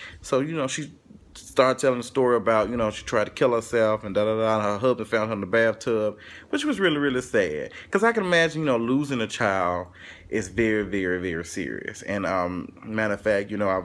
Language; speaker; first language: English; native; English